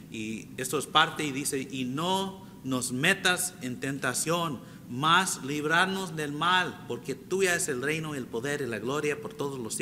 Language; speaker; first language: Spanish; non-native, fluent; English